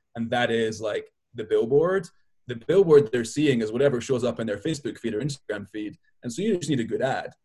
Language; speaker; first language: English; native; English